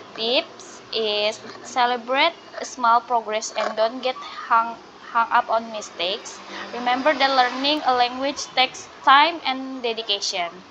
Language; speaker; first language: English; non-native, learner; Indonesian